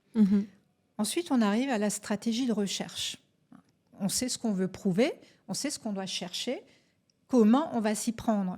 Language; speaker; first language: French; native; French